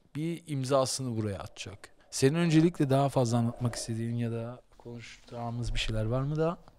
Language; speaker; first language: Turkish; early bilingual, heritage; Turkish